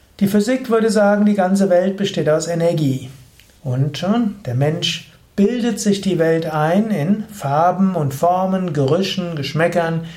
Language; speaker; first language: German; native; German